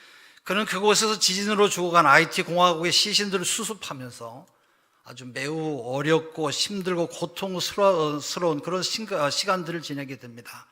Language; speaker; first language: Korean; native; Korean